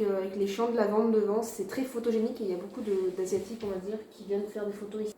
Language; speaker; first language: French; native; French